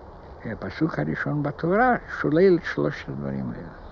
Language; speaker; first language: Hebrew; non-native, fluent; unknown